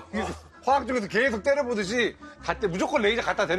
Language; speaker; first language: Korean; native; Korean